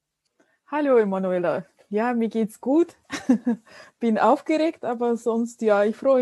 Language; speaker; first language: German; non-native, fluent; Russian